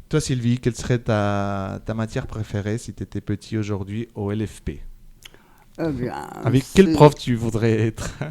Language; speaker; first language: French; native; French